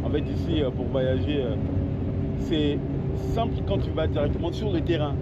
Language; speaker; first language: French; native; French